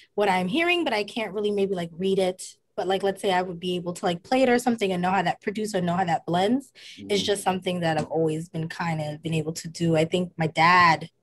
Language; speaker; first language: English; native; English